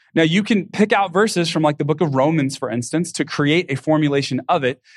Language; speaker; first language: English; native; English